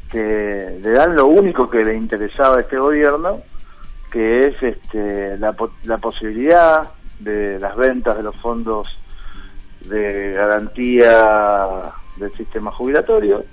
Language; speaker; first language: Spanish; native; Spanish